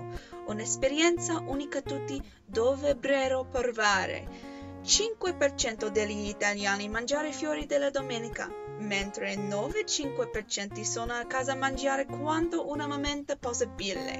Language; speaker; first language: Italian; non-native, learner; English